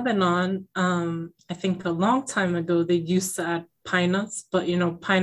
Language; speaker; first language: English; native; English